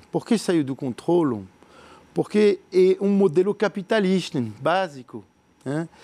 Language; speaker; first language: Portuguese; non-native, fluent; French